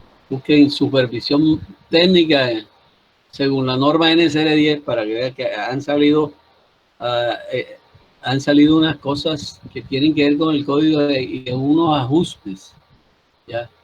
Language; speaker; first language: Spanish; native; Spanish